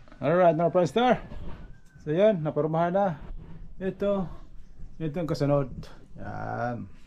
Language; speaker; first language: Filipino; non-native, local second language; Cebuano